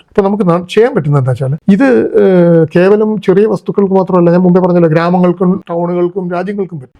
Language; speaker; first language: Malayalam; native; Malayalam